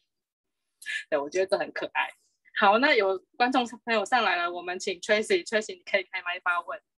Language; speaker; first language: Chinese; native; Chinese